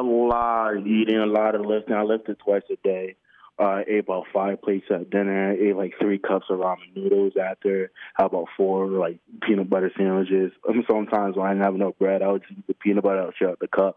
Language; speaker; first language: English; native; English